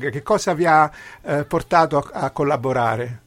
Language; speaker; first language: Italian; native; Italian